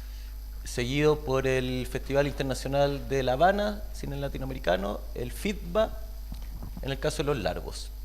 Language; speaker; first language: Spanish; native; Spanish